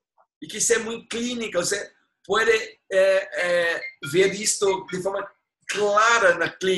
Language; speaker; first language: Spanish; non-native, learner; Portuguese